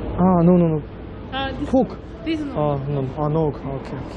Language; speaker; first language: English; non-native, learner; Korean